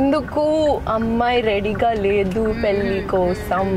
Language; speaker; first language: Telugu; non-native, local second language; Hindi